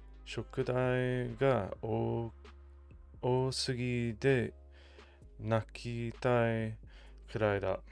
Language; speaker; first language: Japanese; non-native, learner; English